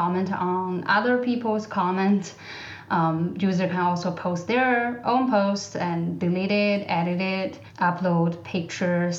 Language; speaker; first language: English; non-native, fluent; Chinese